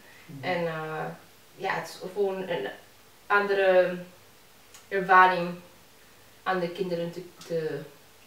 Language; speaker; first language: Dutch; non-native, fluent; Spanish